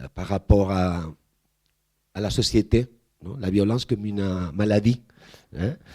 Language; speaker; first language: French; non-native, fluent; Spanish